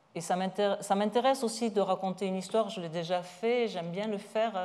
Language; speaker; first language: French; native; French